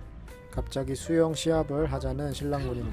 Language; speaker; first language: Korean; native; Korean